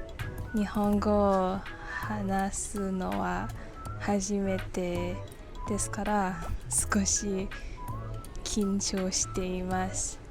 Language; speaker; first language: Japanese; non-native, learner; English